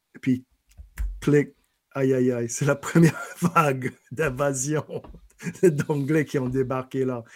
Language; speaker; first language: French; non-native, fluent; English